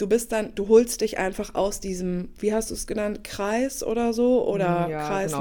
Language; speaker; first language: German; native; German